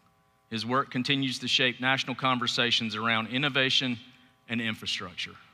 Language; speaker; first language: English; native; English